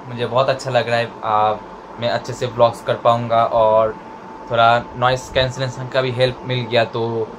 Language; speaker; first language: Hindi; non-native, local second language; Bangla